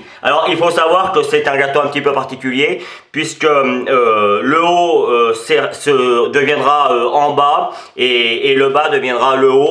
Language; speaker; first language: French; native; French